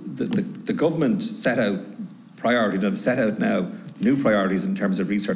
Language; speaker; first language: English; native; English